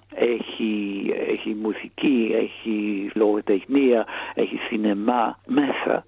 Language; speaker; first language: Greek; non-native, fluent; English